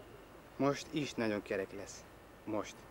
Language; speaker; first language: Hungarian; non-native, learner; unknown